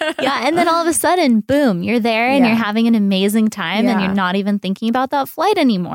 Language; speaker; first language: English; native; English